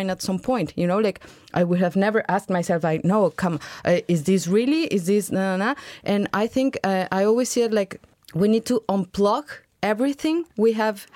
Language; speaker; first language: English; non-native, fluent; Spanish